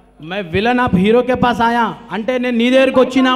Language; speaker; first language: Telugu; non-native, learner; Hindi